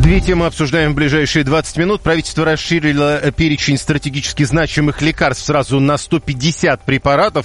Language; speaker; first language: Russian; native; Russian